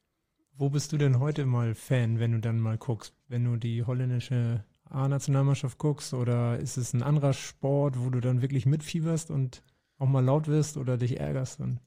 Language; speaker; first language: German; native; German